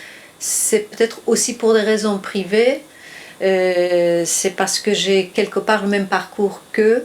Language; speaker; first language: French; non-native, fluent; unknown